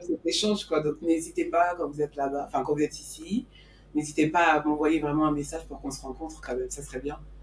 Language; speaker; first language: French; native; French